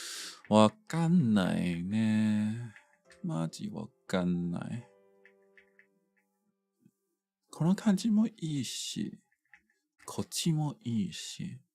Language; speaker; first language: Japanese; non-native, learner; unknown